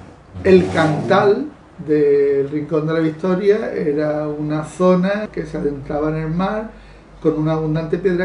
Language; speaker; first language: Spanish; native; Spanish